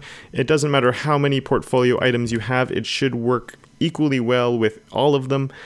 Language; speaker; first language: English; native; English